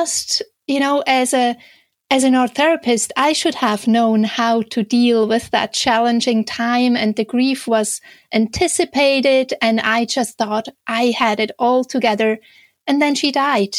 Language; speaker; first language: English; non-native, fluent; Swiss German